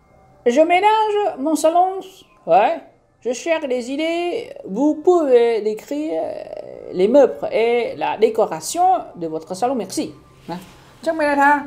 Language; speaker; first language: French; non-native, learner; Khmer